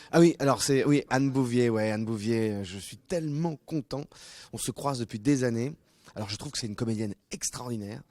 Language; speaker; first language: French; native; French